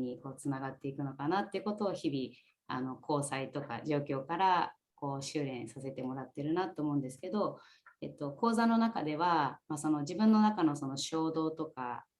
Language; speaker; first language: Japanese; native; Japanese